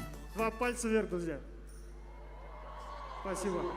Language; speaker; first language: Russian; non-native, local second language; Bashkir